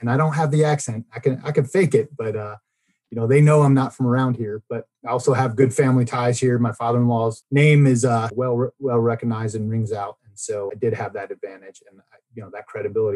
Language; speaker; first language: English; native; English